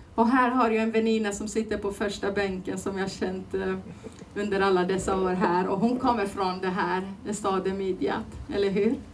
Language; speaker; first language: Swedish; non-native, fluent; Turoyo